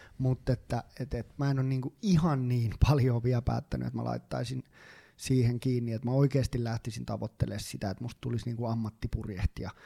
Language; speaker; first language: Finnish; native; Finnish